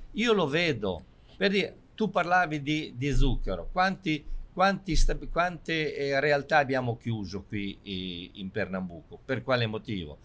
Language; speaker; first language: Italian; native; Italian